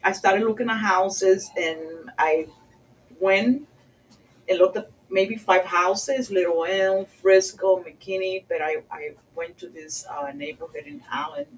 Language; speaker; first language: English; early bilingual, other home language; Spanish